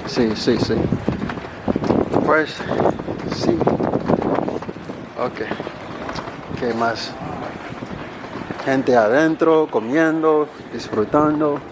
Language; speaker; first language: Spanish; non-native, learner; Haitian Creole